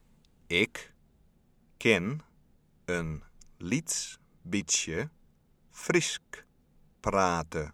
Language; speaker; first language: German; non-native, fluent; Western Frisian